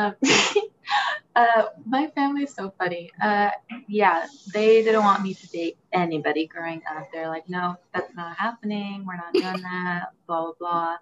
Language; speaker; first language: English; early bilingual, other home language; Spanish